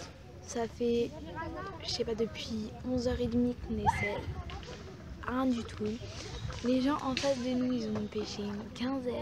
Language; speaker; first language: French; native; French